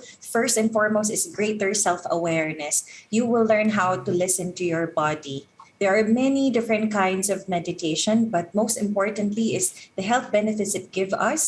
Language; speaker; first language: English; non-native, local second language; Filipino